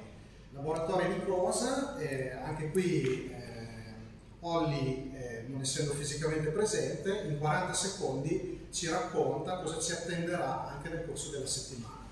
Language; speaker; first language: Italian; native; Italian